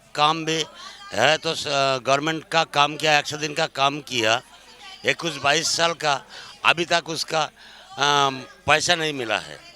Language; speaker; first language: Hindi; non-native, local second language; Bangla